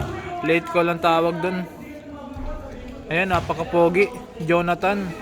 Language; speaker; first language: Filipino; non-native, local second language; Bikol